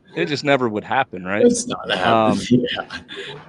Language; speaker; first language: English; native; English